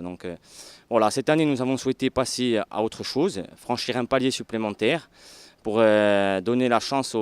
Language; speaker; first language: French; native; French